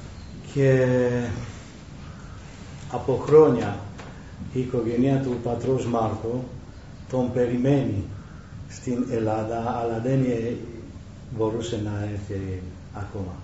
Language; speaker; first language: Greek; non-native, learner; Romanian